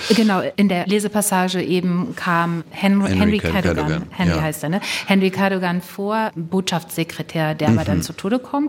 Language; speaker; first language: German; native; German